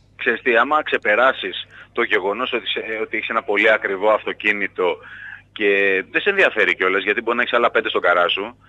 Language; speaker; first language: Greek; native; Greek